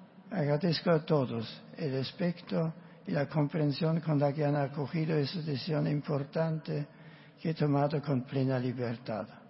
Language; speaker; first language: Spanish; non-native, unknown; German